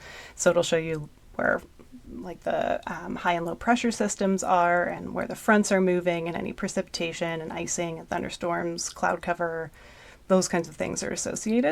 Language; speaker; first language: English; native; English